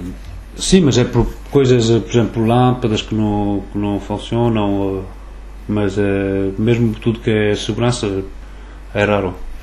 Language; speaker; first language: Portuguese; early bilingual, other home language; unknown